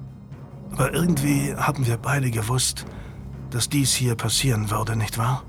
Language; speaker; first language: German; native; German